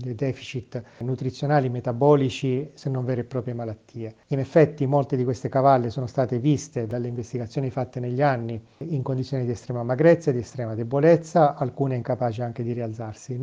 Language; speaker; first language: Italian; native; Italian